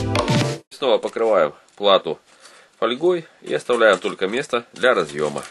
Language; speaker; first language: Russian; native; Russian